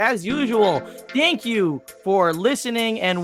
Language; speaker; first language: English; native; English